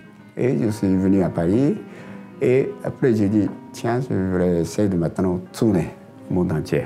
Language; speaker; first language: French; non-native, learner; Japanese